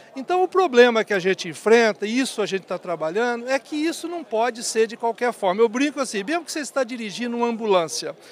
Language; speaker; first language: Portuguese; native; Portuguese